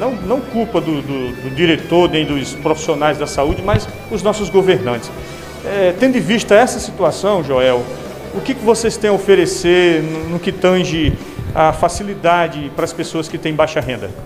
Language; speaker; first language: Portuguese; native; Portuguese